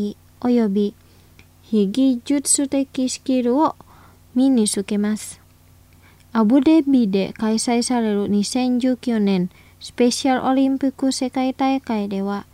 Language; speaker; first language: Japanese; non-native, fluent; Indonesian